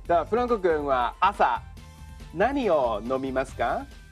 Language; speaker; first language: Japanese; non-native, fluent; English